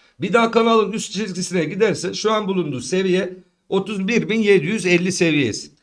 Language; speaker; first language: Turkish; native; Turkish